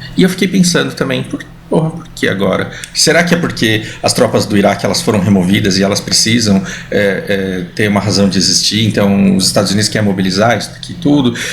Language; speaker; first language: Portuguese; native; Portuguese